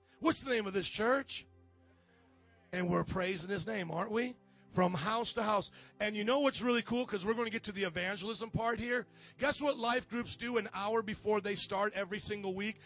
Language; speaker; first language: English; native; English